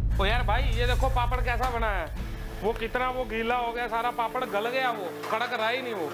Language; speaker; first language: Portuguese; non-native, learner; Punjabi